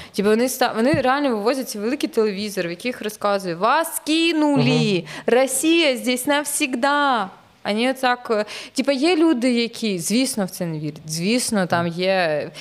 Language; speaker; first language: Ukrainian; non-native, local second language; Russian